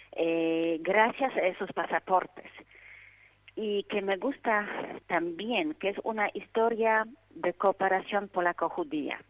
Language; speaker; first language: Spanish; non-native, fluent; Polish